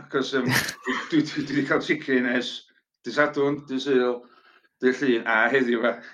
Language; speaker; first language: Welsh; native; Welsh